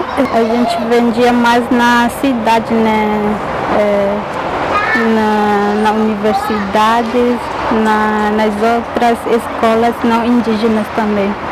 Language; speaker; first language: Portuguese; non-native, local second language; Guarani